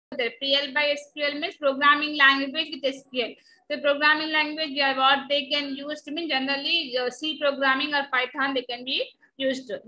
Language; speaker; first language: English; non-native, local second language; Telugu